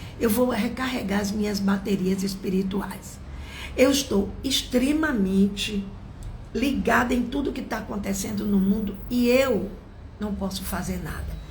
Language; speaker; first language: Portuguese; native; Portuguese